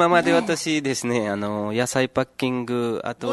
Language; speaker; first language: Japanese; non-native, fluent; Nepali